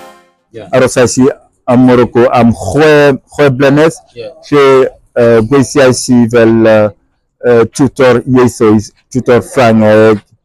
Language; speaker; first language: Welsh; non-native, fluent; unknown